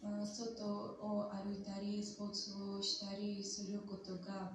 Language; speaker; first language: Japanese; non-native, fluent; Armenian